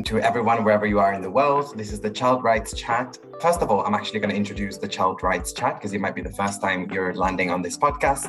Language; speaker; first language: English; non-native, fluent; Spanish